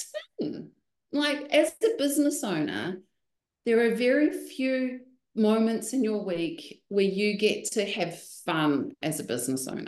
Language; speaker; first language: English; native; English